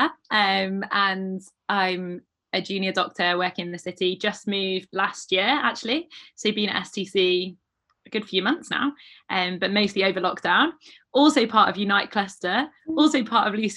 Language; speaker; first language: English; native; English